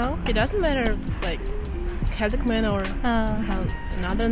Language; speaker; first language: English; non-native, learner; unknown